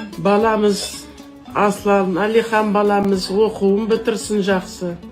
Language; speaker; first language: Kazakh; non-native, local second language; German